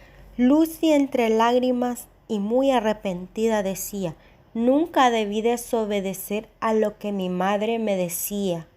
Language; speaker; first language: Spanish; native; Spanish